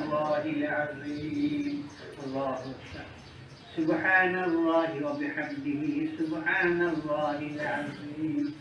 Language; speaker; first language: Arabic; non-native, fluent; Bangla